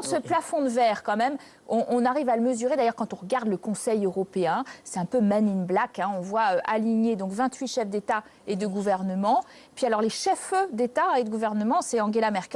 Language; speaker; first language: French; native; French